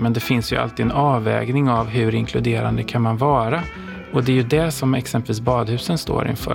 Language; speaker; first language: Swedish; native; Swedish